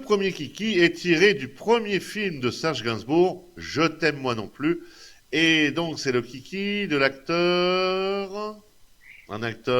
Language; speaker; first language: French; native; French